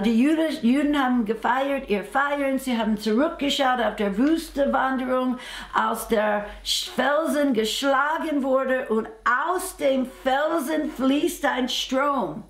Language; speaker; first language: German; non-native, fluent; English